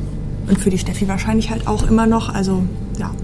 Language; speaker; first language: German; native; German